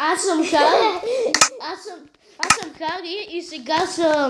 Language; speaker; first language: Bulgarian; native; Bulgarian